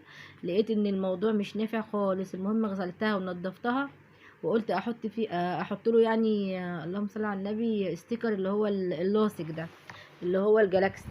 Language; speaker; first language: Arabic; native; Arabic